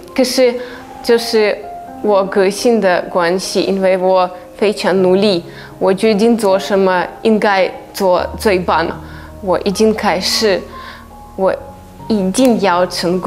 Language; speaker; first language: Chinese; non-native, fluent; Russian